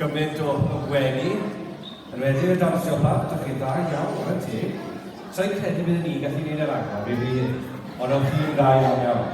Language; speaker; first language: Welsh; native; Welsh